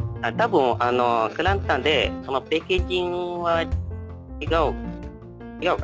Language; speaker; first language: Japanese; non-native, learner; Malay